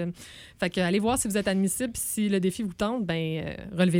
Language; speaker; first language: French; native; French